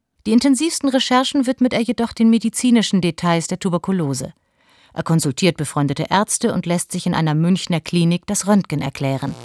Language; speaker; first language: German; native; German